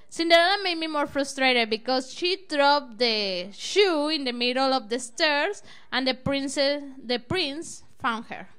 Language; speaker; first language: English; non-native, learner; Spanish